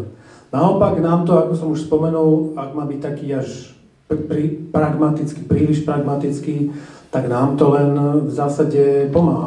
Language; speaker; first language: Slovak; native; Slovak